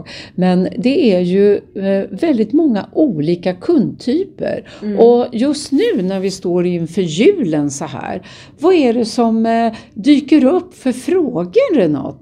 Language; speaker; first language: Swedish; native; Swedish